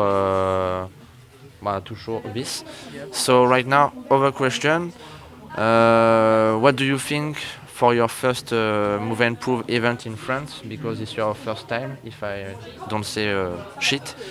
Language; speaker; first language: English; non-native, learner; French